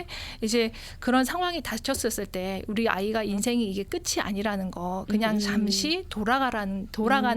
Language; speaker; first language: Korean; native; Korean